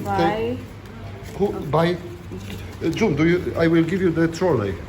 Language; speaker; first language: English; non-native, learner; Polish